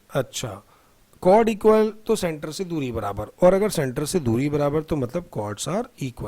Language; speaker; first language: Hindi; native; Hindi